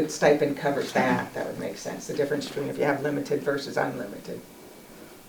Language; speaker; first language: English; native; English